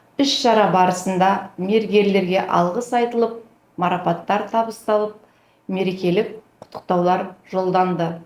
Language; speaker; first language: Kazakh; native; Kazakh